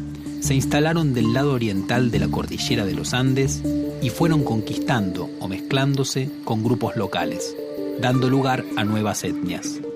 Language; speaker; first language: Spanish; native; Spanish